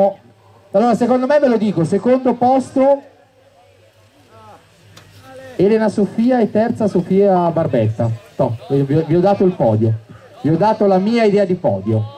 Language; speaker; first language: Italian; native; Italian